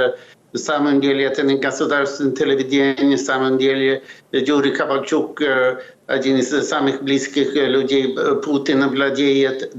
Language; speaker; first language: Russian; non-native, fluent; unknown